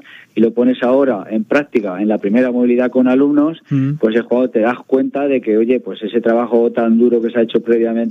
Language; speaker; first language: Spanish; native; Spanish